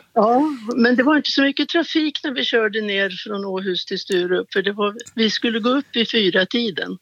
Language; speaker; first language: Swedish; native; Swedish